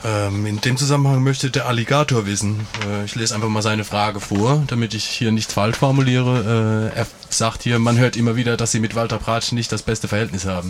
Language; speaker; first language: German; native; German